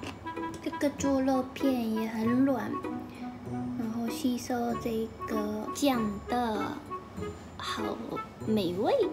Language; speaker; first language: Chinese; non-native, fluent; Japanese